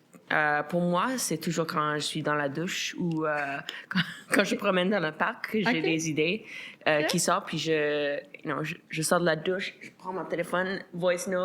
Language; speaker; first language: French; non-native, local second language; English